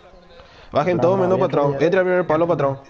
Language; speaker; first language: Spanish; native; Spanish